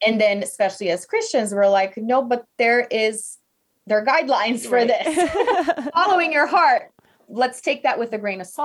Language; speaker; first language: English; non-native, fluent; Portuguese